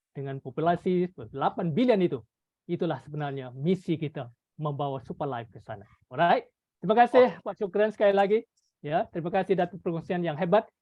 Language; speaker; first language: Malay; native; Malay